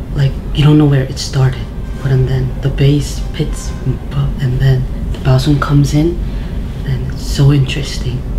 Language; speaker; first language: English; non-native, fluent; Korean